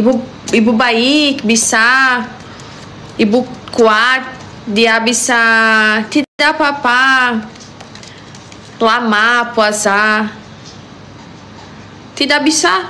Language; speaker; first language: Indonesian; non-native, learner; Portuguese